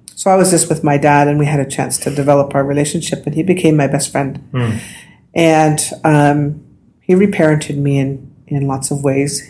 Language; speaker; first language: English; native; English